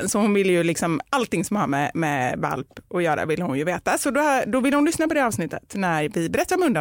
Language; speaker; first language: Swedish; native; Swedish